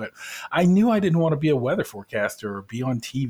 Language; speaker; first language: English; native; English